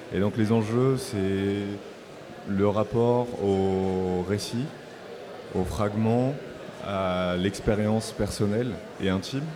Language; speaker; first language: French; native; French